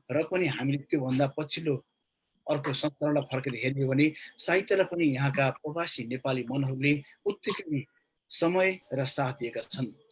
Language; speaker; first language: Nepali; native; Nepali